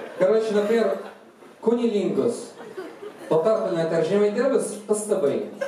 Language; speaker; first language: Tatar; non-native, local second language; Russian